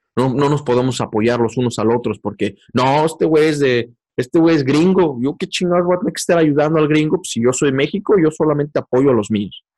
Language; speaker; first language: Spanish; native; Spanish